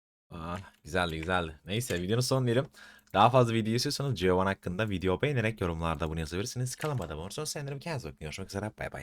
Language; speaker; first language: Turkish; native; Turkish